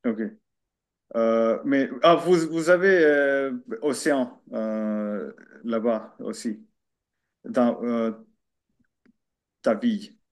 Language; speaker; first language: French; non-native, learner; Finnish